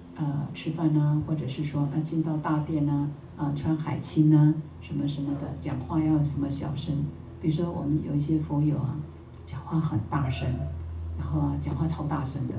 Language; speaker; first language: Chinese; native; Chinese